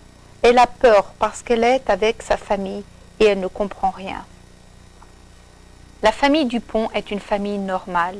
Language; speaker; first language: French; non-native, fluent; English